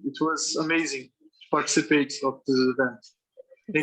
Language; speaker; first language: English; non-native, fluent; Portuguese